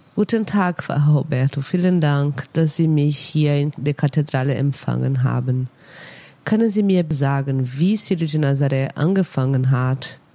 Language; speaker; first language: German; non-native, fluent; Portuguese